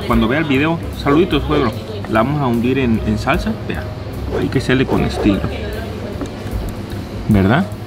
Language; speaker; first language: Spanish; native; Spanish